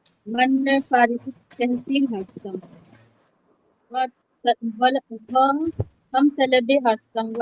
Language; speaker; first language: Persian; non-native, learner; Urdu